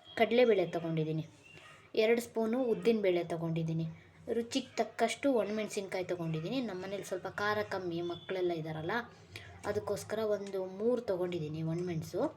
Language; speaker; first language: Kannada; native; Kannada